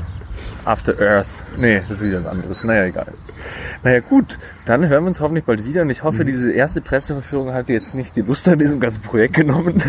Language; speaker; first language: German; native; German